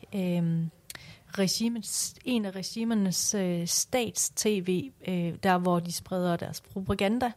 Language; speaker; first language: Danish; early bilingual, other home language; Persian